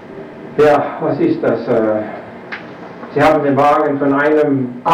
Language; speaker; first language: German; non-native, fluent; English